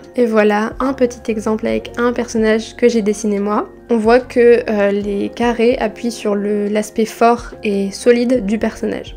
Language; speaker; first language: French; native; French